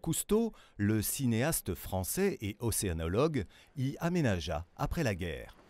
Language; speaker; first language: French; native; French